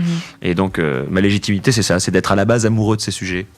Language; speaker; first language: French; native; French